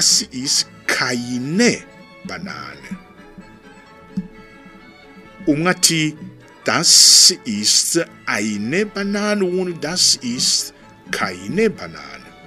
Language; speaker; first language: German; non-native, fluent; Rundi